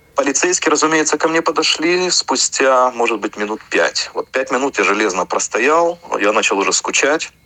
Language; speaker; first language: Russian; native; Russian